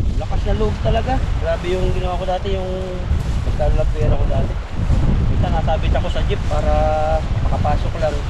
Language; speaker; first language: Filipino; native; Filipino